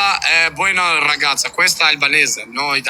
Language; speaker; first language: Italian; non-native, learner; Albanian